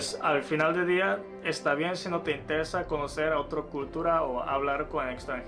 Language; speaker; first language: Spanish; non-native, fluent; Japanese